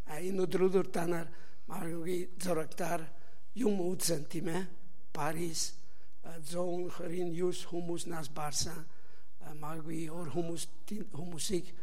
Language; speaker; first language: Mongolian; non-native, learner; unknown